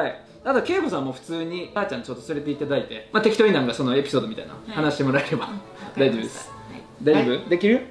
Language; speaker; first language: Japanese; native; Japanese